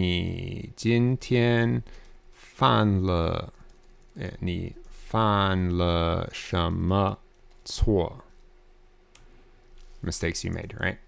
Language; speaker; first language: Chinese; non-native, fluent; English